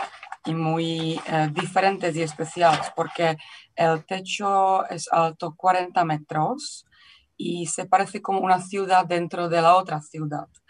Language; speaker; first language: Spanish; non-native, fluent; Czech